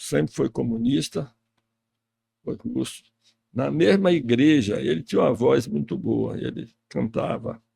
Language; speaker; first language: Portuguese; early bilingual, other home language; Russian